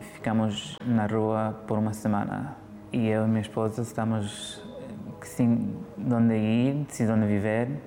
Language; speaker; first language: Portuguese; early bilingual, heritage; Portuguese